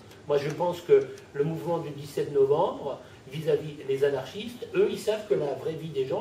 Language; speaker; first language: French; native; French